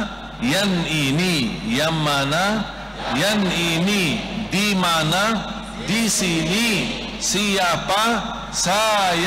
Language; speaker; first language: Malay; non-native, fluent; Arabic